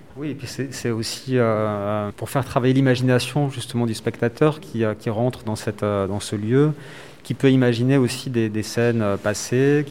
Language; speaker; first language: French; native; French